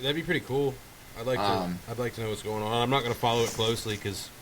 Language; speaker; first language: English; native; English